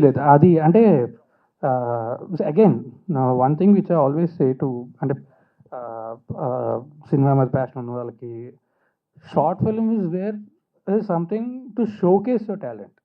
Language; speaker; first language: Telugu; native; Telugu